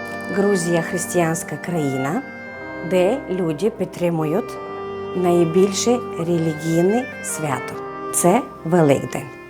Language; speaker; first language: Ukrainian; non-native, fluent; Georgian